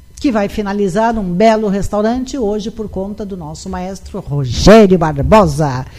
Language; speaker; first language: Portuguese; native; Portuguese